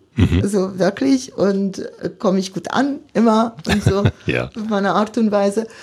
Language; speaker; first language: German; non-native, fluent; Italian